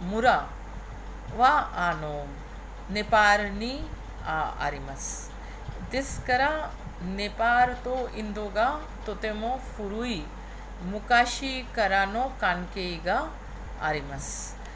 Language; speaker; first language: Japanese; non-native, fluent; Hindi